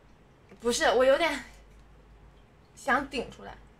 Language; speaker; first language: Chinese; non-native, learner; Russian